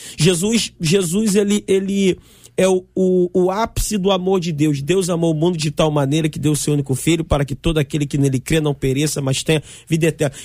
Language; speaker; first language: Portuguese; native; Portuguese